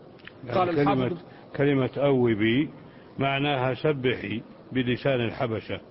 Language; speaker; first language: Arabic; native; Arabic